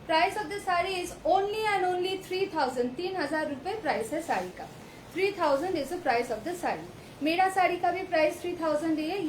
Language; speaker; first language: Hindi; non-native, local second language; Bangla